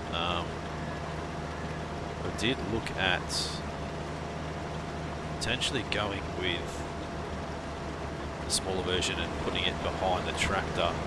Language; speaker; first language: English; native; English